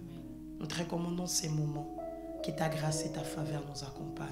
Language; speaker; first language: French; non-native, local second language; Lingala